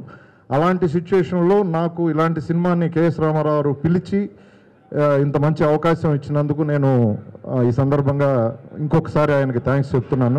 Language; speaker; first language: Telugu; native; Telugu